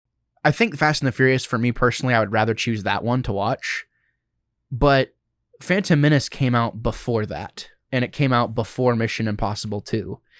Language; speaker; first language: English; native; English